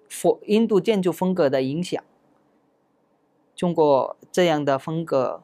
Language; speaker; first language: Chinese; non-native, fluent; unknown